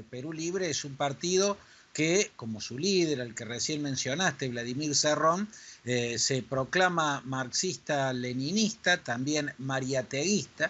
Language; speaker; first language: Spanish; native; Spanish